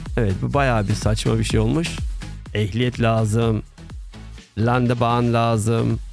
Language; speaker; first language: Turkish; early bilingual, heritage; Turkish